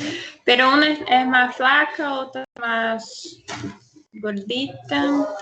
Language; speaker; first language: Spanish; non-native, learner; Portuguese